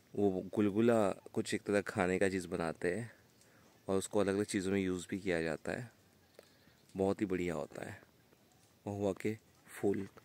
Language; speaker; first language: Hindi; native; Hindi